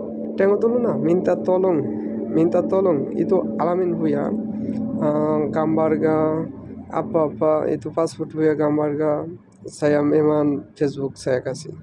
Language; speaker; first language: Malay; non-native, learner; Bangla